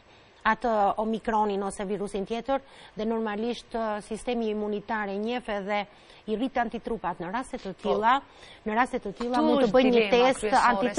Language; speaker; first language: Albanian; native; Albanian